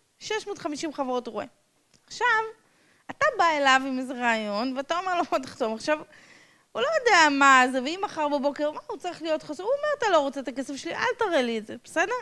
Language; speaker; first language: Hebrew; non-native, fluent; English